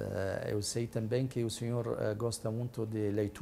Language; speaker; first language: Portuguese; non-native, fluent; Arabic